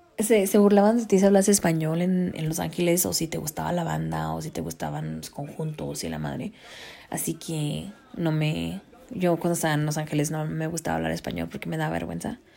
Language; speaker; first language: Spanish; early bilingual, heritage; Spanish